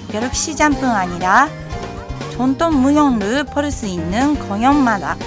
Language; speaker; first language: Korean; native; Korean